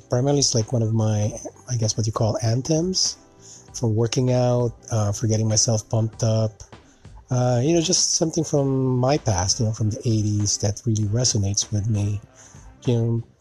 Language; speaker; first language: English; non-native, local second language; Filipino